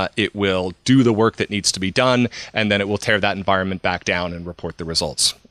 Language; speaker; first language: English; native; English